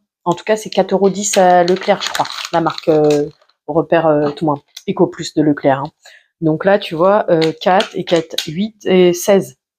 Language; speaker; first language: French; native; French